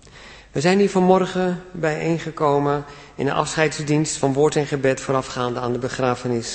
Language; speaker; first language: Dutch; native; Dutch